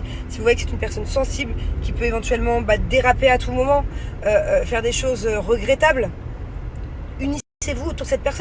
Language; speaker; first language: French; native; French